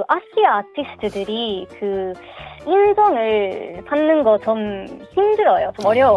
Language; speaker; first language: Korean; non-native, learner; Swedish